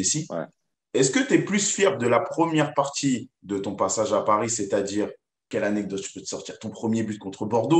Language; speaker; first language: French; native; French